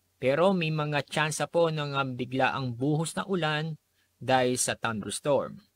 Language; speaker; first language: Filipino; native; Filipino